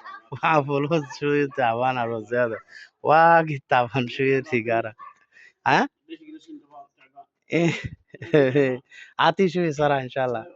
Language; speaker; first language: Arabic; non-native, learner; Bangla